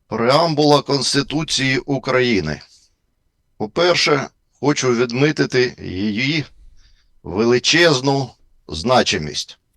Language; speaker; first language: Ukrainian; non-native, local second language; Russian